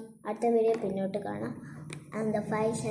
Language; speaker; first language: Malayalam; native; Malayalam